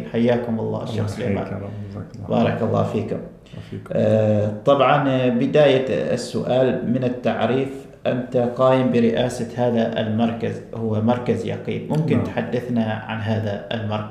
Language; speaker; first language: Arabic; native; Arabic